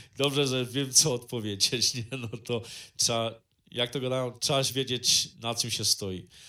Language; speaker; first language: Polish; native; Polish